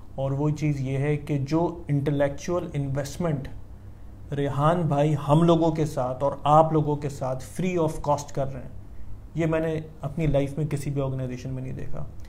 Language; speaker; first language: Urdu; native; Urdu